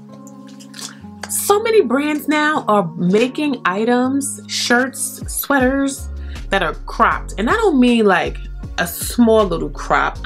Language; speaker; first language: English; native; English